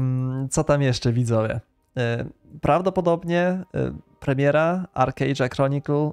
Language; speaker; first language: Polish; native; Polish